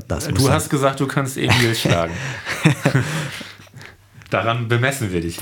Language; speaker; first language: German; native; German